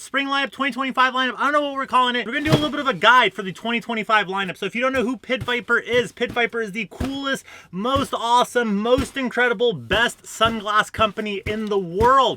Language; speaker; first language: English; native; English